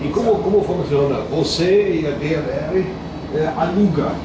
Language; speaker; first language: Portuguese; non-native, fluent; German